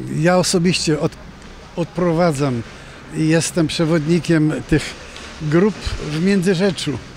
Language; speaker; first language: Polish; early bilingual, heritage; Polish